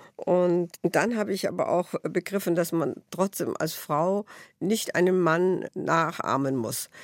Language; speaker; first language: German; native; German